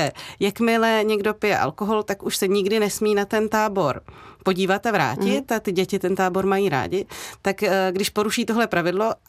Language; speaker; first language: Czech; native; Czech